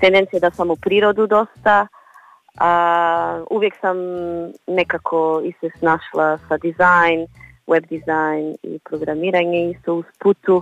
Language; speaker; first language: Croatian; non-native, learner; Portuguese